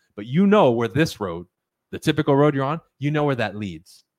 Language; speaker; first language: English; early bilingual, other home language; Spanish